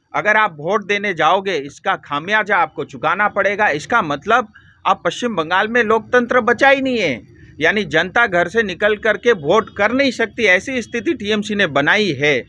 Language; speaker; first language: Hindi; non-native, local second language; Nepali